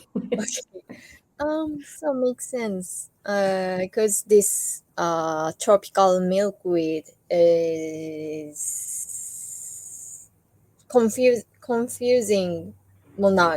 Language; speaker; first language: English; non-native, learner; Japanese